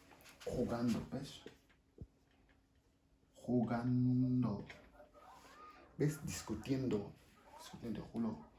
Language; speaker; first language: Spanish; non-native, fluent; Wolof